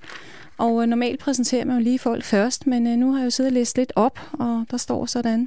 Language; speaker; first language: Danish; native; Danish